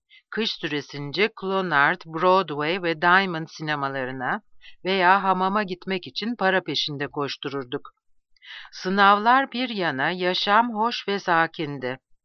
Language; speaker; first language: Turkish; native; Turkish